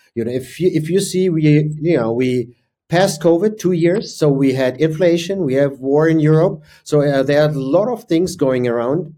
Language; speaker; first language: English; non-native, fluent; German